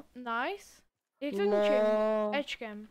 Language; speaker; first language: Czech; native; Czech